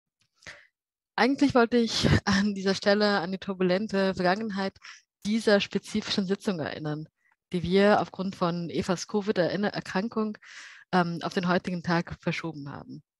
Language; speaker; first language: German; native; German